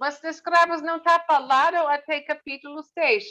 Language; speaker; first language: Portuguese; non-native, learner; English